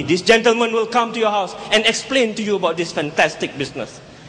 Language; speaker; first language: English; non-native, local second language; Malay